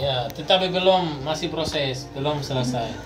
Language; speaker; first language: Indonesian; non-native, learner; Arabic